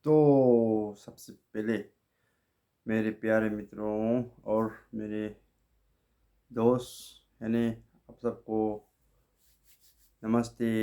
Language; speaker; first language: Hindi; non-native, local second language; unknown